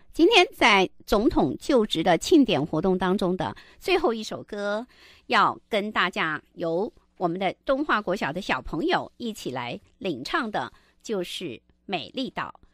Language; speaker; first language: Chinese; native; Chinese